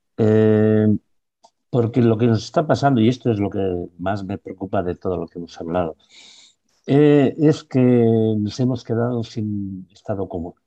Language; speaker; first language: Spanish; non-native, local second language; Basque